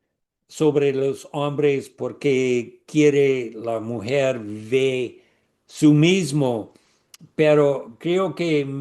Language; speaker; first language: Spanish; non-native, learner; English